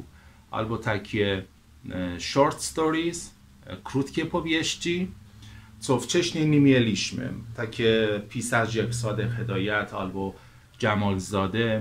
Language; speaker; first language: Polish; non-native, fluent; Persian